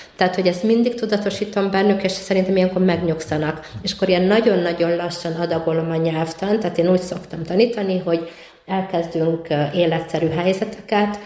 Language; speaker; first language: Hungarian; native; Hungarian